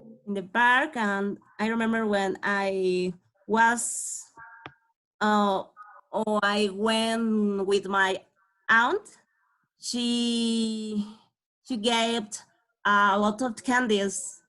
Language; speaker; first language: English; non-native, learner; Spanish